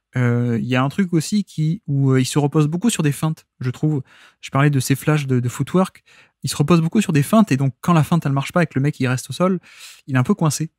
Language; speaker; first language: French; native; French